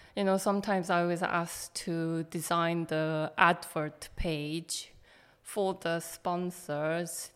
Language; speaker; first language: English; non-native, fluent; Korean